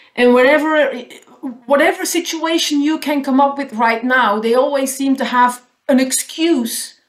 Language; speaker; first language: English; non-native, fluent; Dutch